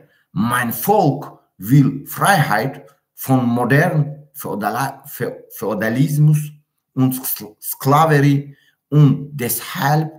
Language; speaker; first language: German; non-native, learner; Tajik